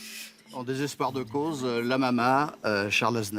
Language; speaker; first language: French; native; French